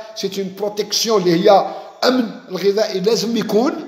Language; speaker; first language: French; non-native, local second language; Arabic